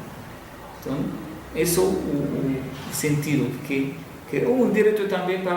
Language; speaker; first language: Portuguese; non-native, fluent; Arabic